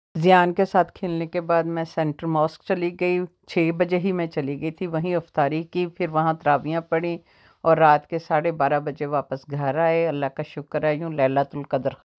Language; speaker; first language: Urdu; native; Urdu